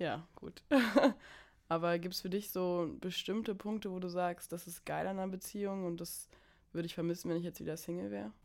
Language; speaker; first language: German; native; German